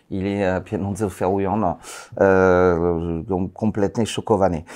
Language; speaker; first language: Polish; non-native, learner; French